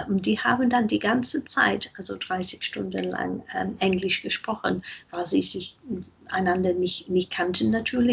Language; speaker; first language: German; non-native, fluent; English